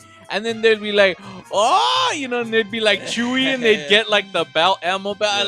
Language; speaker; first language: English; native; English